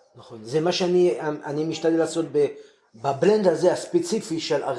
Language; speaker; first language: Hebrew; non-native, fluent; French